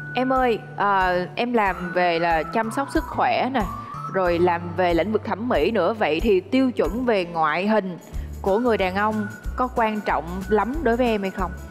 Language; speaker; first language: Vietnamese; native; Vietnamese